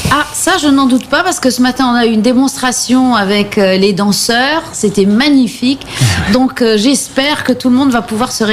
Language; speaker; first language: French; native; French